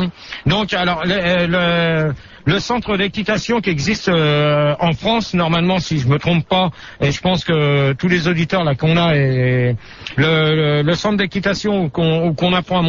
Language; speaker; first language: French; native; French